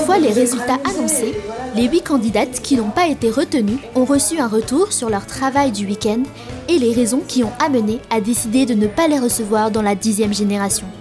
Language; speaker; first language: French; native; French